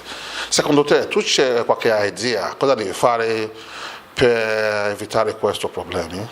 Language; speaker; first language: Italian; non-native, learner; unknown